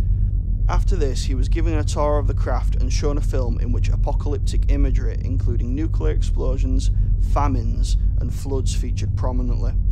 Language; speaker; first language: English; native; English